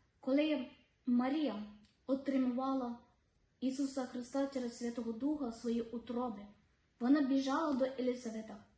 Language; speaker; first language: Ukrainian; non-native, learner; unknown